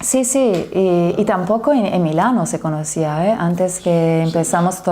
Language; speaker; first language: Spanish; non-native, fluent; Italian